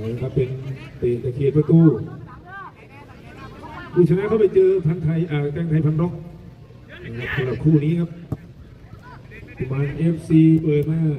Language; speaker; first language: Thai; native; Thai